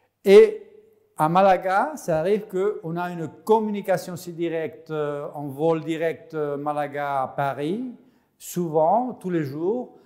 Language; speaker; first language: French; non-native, fluent; Spanish